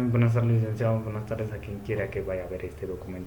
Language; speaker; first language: Spanish; native; Spanish